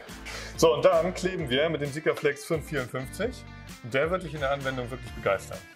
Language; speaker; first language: German; native; German